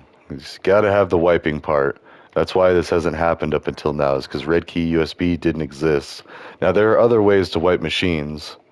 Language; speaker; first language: English; native; English